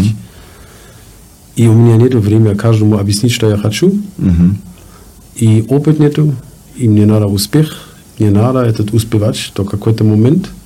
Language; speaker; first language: Russian; non-native, learner; German